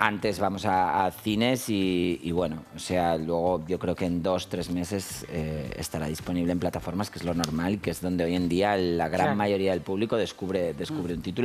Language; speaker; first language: Spanish; native; Spanish